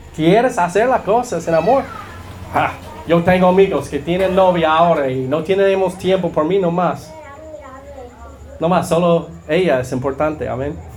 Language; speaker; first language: Spanish; non-native, learner; English